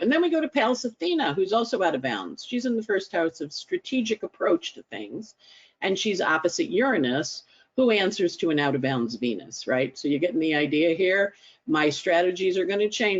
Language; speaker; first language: English; native; English